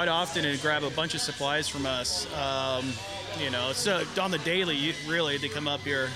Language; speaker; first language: English; native; English